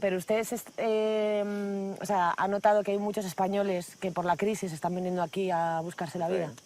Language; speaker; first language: Spanish; native; Spanish